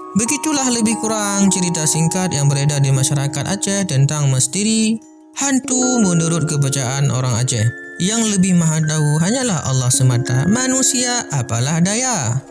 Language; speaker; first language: Malay; non-native, local second language; Achinese